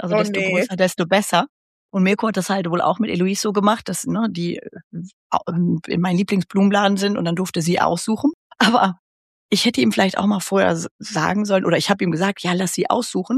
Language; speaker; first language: German; native; German